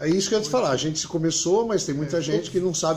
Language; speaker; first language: Portuguese; native; Portuguese